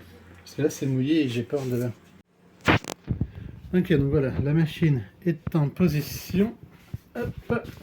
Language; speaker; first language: French; native; French